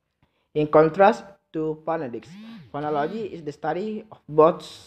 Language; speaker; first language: English; non-native, learner; Indonesian